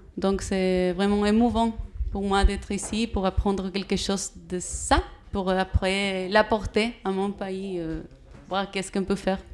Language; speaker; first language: French; non-native, learner; Spanish